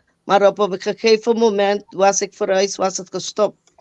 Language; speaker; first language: Dutch; non-native, fluent; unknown